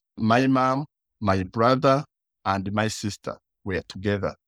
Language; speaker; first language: English; early bilingual, other home language; Kinyarwanda